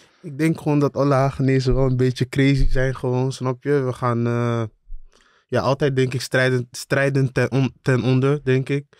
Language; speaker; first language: Dutch; early bilingual, other home language; Akan